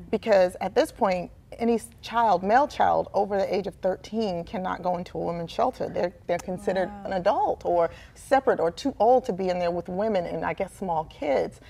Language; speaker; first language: English; native; English